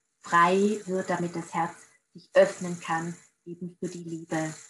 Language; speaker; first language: German; native; German